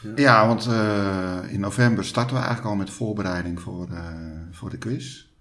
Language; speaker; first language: Dutch; native; Dutch